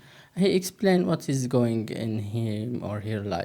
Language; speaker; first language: English; non-native, learner; Turkish